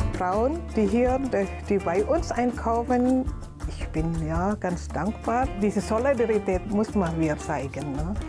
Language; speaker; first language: German; non-native, learner; Indonesian